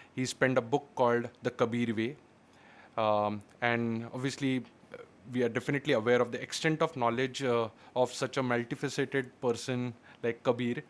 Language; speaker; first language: English; non-native, local second language; Marathi